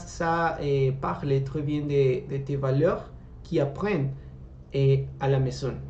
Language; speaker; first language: French; non-native, learner; Spanish